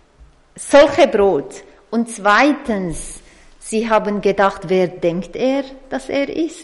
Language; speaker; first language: German; non-native, fluent; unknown